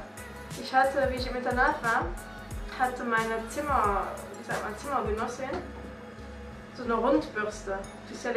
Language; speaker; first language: German; native; German